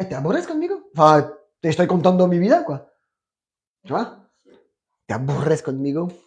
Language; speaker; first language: Spanish; non-native, fluent; French